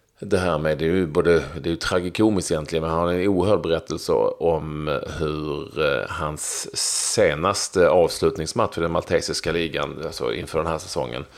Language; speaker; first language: Swedish; native; Swedish